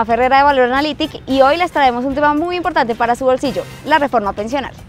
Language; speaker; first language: Spanish; native; Spanish